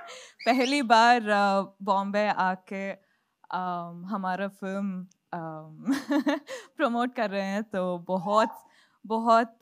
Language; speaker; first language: Hindi; non-native, local second language; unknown